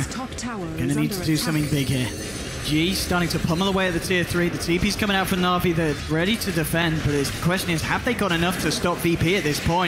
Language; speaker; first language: English; native; English